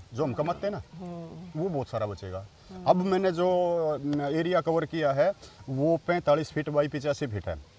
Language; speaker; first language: Hindi; native; Hindi